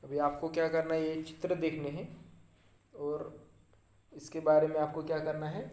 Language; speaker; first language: Hindi; non-native, local second language; Marathi